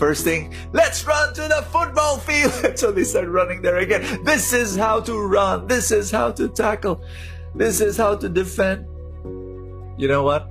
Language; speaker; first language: English; non-native, local second language; Filipino